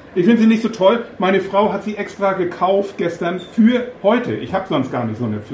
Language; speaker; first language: German; native; German